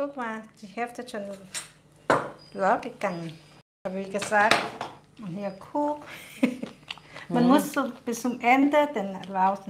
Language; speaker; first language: German; non-native, learner; Thai